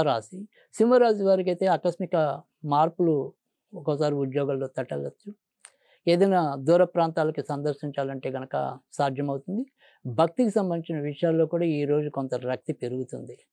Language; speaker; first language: Telugu; native; Telugu